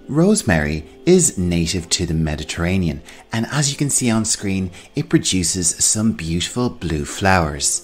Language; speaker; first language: English; native; English